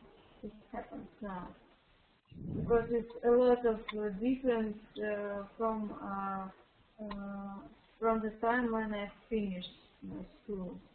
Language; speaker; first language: English; non-native, learner; Russian